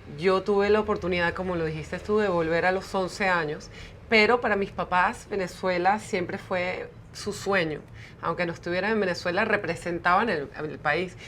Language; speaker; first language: Spanish; early bilingual, heritage; Spanish